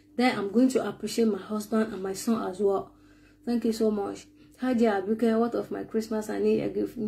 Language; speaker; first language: English; non-native, local second language; Yoruba